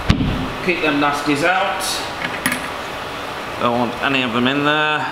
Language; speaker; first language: English; native; English